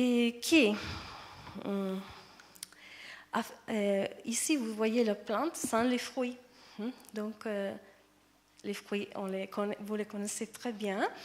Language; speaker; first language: French; non-native, fluent; Italian